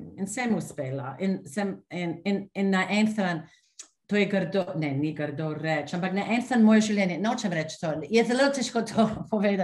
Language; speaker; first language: Slovenian; non-native, fluent; English